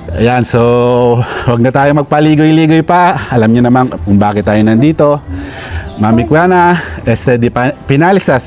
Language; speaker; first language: Filipino; non-native, local second language; Pampanga